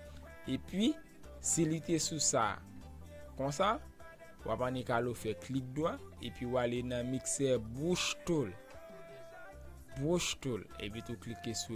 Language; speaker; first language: French; non-native, learner; Haitian Creole